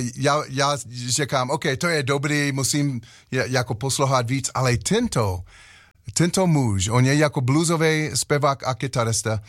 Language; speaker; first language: Czech; non-native, learner; English